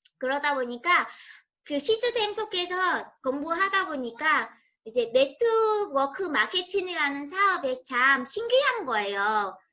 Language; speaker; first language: Korean; non-native, fluent; Vietnamese